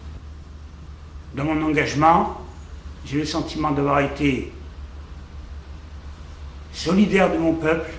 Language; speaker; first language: French; native; French